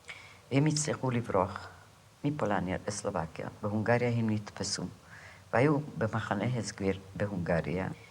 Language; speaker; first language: Hebrew; non-native, fluent; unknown